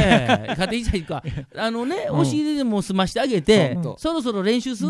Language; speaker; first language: Japanese; native; Japanese